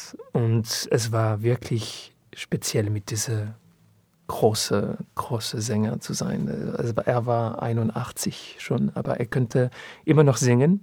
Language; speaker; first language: German; non-native, learner; French